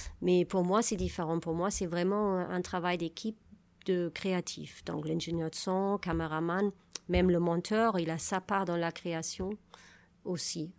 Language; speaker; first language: French; non-native, fluent; German